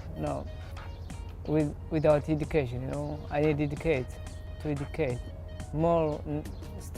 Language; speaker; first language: English; non-native, learner; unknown